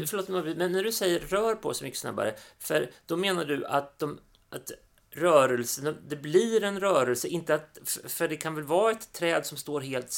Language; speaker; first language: Swedish; native; Swedish